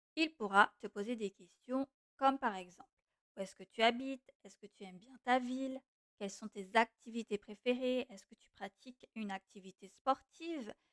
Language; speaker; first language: French; non-native, fluent; Portuguese